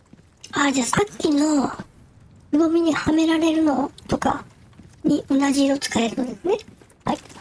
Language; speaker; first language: Japanese; native; Japanese